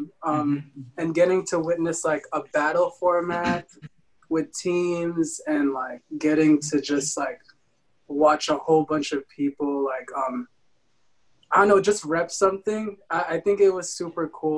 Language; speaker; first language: English; non-native, local second language; Filipino